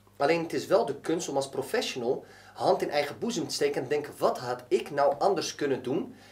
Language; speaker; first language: Dutch; early bilingual, other home language; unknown